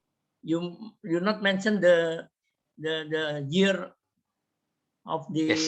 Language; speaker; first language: English; non-native, learner; Indonesian